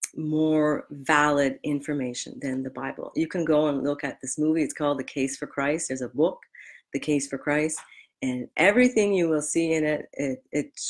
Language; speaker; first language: English; native; English